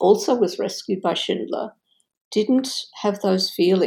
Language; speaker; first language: English; native; English